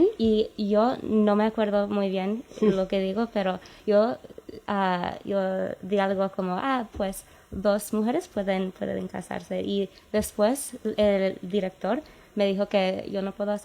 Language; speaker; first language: Spanish; non-native, fluent; English